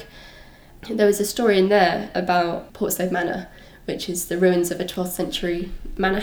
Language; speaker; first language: English; native; English